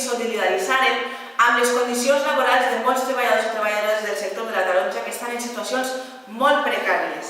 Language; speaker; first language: Catalan; native; Catalan